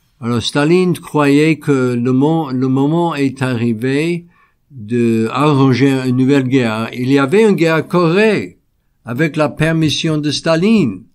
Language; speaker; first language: French; non-native, fluent; English